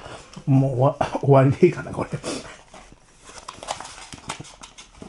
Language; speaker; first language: Japanese; native; Japanese